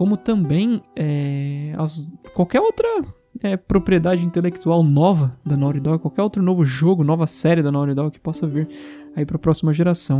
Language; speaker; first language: Portuguese; native; Portuguese